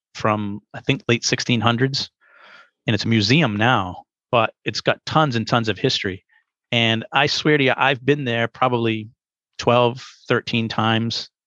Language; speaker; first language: English; native; English